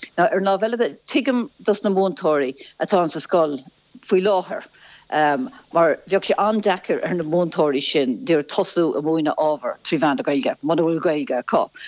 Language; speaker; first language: Irish; non-native, local second language; English